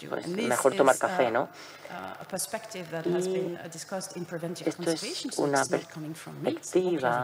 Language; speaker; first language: Spanish; non-native, fluent; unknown